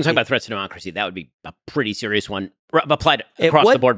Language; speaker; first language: English; native; English